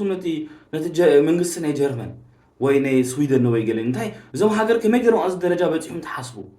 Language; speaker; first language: Tigrinya; early bilingual, heritage; Tigrinya